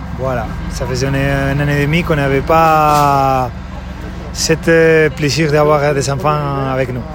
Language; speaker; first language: French; non-native, fluent; Spanish